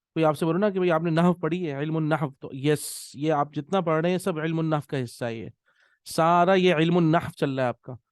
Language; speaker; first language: Urdu; native; Urdu